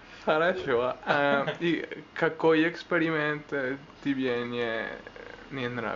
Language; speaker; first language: Russian; non-native, learner; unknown